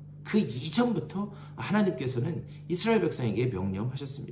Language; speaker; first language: Korean; native; Korean